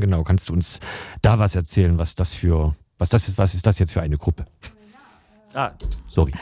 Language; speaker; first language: German; native; German